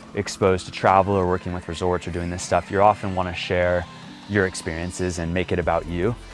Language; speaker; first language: English; native; English